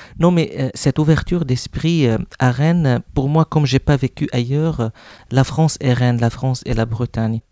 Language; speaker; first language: French; non-native, local second language; Arabic